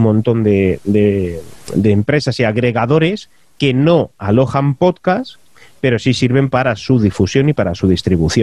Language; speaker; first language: Spanish; native; Spanish